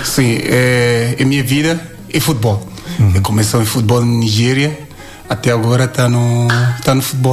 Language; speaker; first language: Portuguese; non-native, learner; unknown